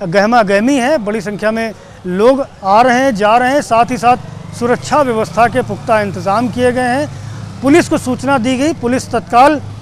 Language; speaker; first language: Hindi; native; Hindi